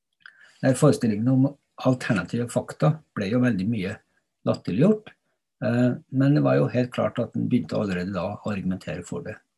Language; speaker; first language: Norwegian; native; Norwegian